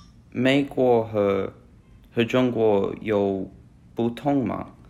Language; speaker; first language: Chinese; non-native, learner; English